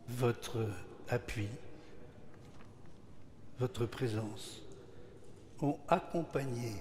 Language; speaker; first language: French; native; French